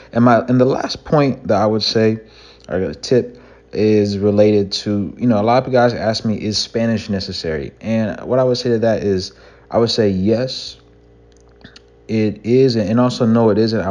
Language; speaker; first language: English; native; English